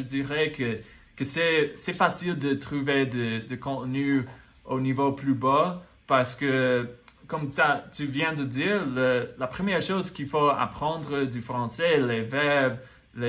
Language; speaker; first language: French; non-native, learner; English